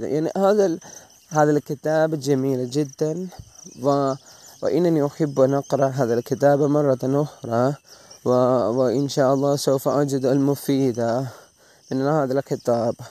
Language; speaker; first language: Arabic; non-native, learner; Malay